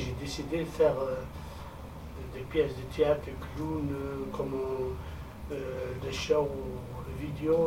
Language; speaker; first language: French; non-native, fluent; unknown